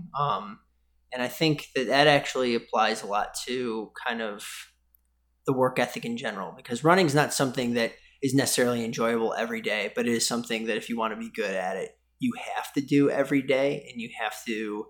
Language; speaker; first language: English; native; English